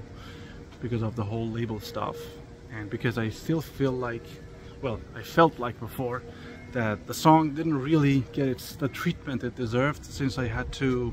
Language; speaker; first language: English; non-native, fluent; Persian